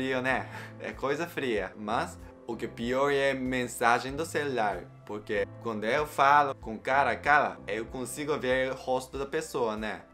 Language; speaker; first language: Portuguese; non-native, learner; Japanese